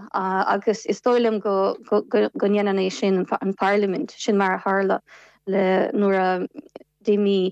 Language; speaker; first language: Irish; non-native, fluent; Ukrainian